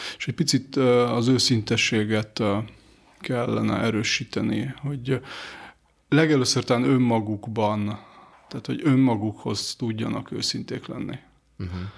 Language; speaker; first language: Hungarian; early bilingual, other home language; Greek